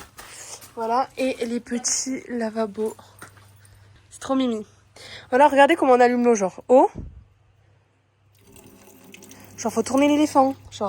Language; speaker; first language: French; native; French